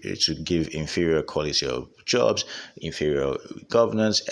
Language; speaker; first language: English; non-native, local second language; Igbo